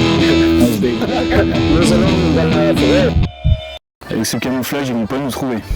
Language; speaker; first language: French; native; French